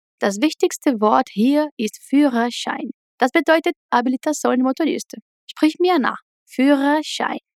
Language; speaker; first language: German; non-native, fluent; Portuguese